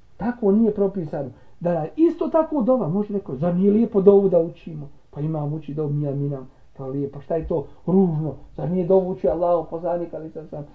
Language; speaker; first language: Bosnian; native; Bosnian